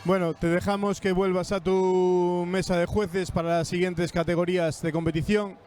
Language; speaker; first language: Spanish; native; Spanish